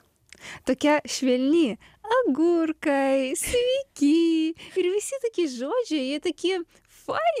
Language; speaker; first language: Lithuanian; non-native, learner; Ukrainian